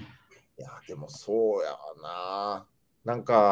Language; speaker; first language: Japanese; native; Japanese